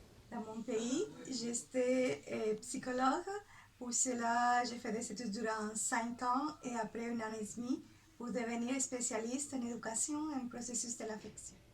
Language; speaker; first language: French; non-native, fluent; Spanish